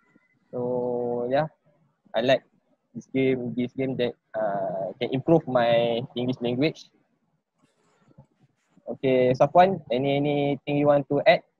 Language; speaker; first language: English; non-native, local second language; Malay